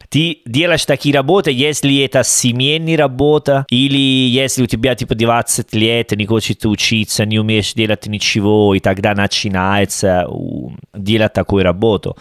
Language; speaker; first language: Russian; non-native, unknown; Italian